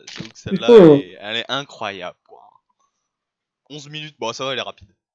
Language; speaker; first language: French; native; French